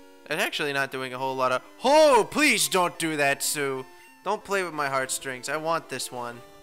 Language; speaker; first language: English; native; English